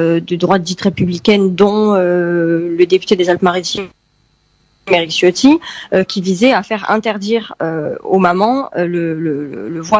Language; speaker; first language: French; early bilingual, heritage; French